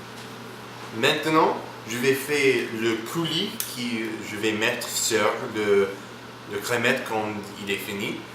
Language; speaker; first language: French; non-native, learner; English